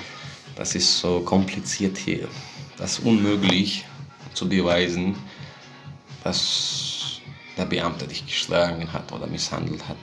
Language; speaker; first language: German; non-native, fluent; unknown